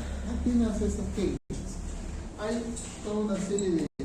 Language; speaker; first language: Spanish; native; Spanish